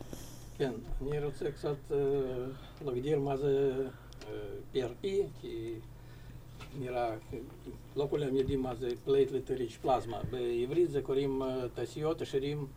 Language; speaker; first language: Hebrew; non-native, fluent; Russian